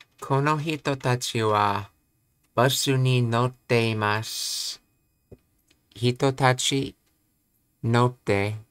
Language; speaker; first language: Japanese; non-native, learner; English